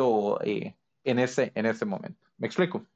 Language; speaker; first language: Spanish; native; Spanish